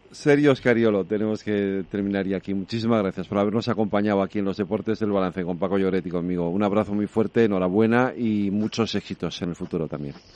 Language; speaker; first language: Spanish; native; Spanish